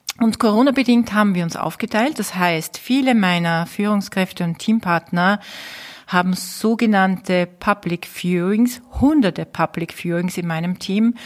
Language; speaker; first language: German; native; German